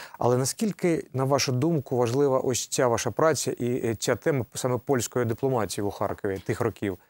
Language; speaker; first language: Ukrainian; native; Ukrainian